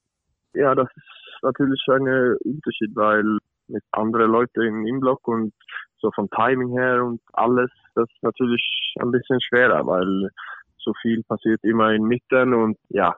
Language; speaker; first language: German; non-native, fluent; Swedish